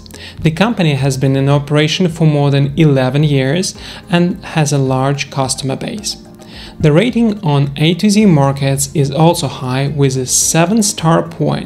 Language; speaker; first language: English; non-native, fluent; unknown